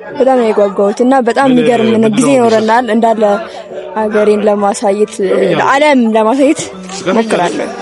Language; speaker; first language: Amharic; native; Amharic